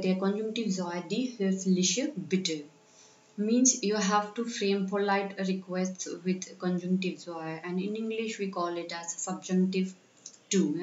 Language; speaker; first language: English; non-native, local second language; Hindi